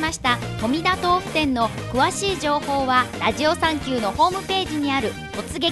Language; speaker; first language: Japanese; native; Japanese